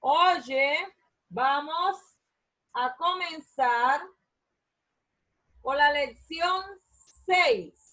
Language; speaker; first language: Spanish; non-native, learner; Portuguese